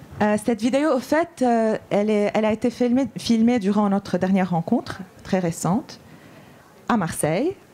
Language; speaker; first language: French; non-native, local second language; Arabic